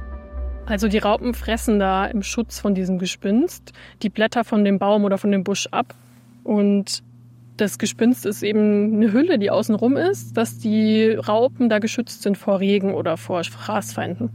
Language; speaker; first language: German; native; German